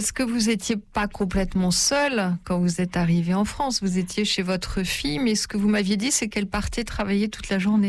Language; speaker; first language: French; native; French